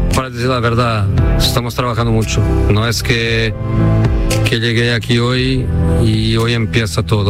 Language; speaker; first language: Spanish; non-native, fluent; Portuguese